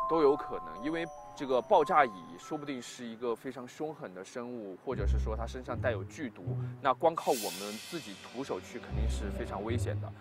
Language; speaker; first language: Chinese; native; Chinese